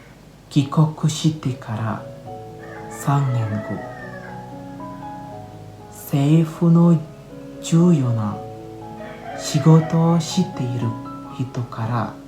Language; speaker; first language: Japanese; non-native, learner; Indonesian